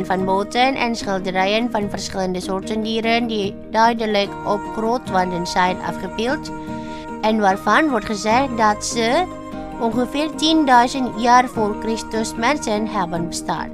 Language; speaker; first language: Dutch; non-native, fluent; Indonesian